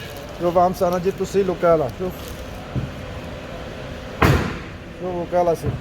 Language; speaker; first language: Arabic; non-native, learner; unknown